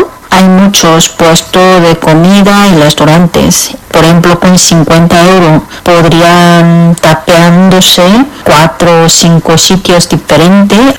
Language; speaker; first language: Spanish; non-native, learner; Korean